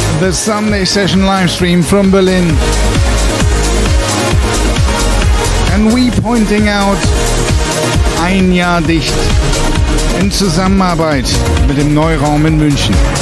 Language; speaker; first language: German; native; German